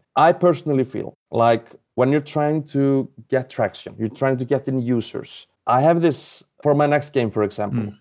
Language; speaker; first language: English; non-native, fluent; Icelandic